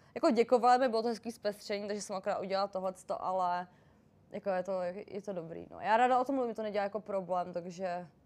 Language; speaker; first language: Czech; native; Czech